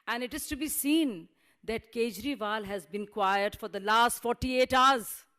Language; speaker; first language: English; non-native, local second language; Hindi